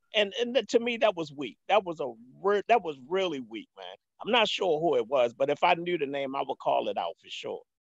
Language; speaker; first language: English; native; English